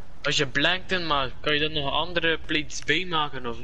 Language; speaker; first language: Dutch; native; Dutch